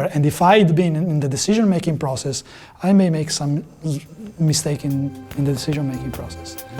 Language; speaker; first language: English; non-native, fluent; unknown